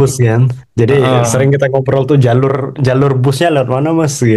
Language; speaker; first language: Indonesian; native; Indonesian